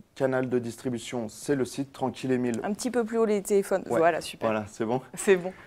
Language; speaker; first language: French; native; French